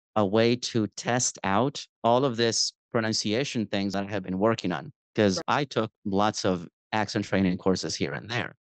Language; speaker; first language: English; non-native, fluent; Spanish